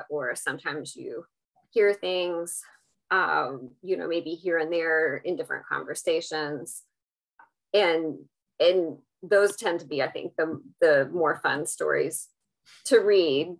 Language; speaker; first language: English; native; English